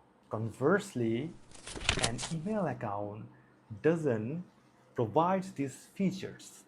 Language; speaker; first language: English; non-native, local second language; Bangla